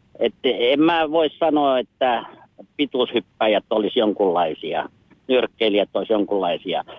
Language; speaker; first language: Finnish; native; Finnish